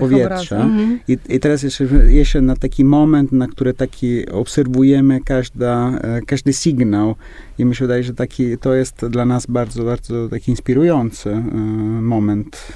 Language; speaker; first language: Polish; non-native, learner; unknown